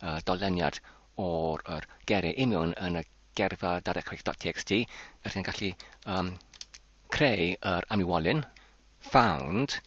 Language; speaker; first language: Welsh; non-native, learner; English